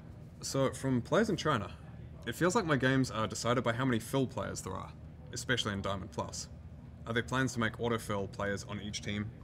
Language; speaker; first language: English; native; English